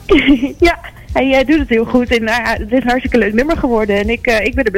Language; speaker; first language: Dutch; native; Dutch